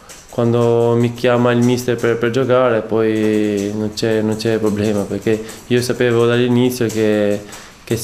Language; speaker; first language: Italian; non-native, fluent; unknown